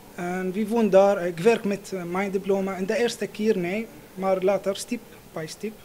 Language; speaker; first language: Dutch; non-native, learner; Arabic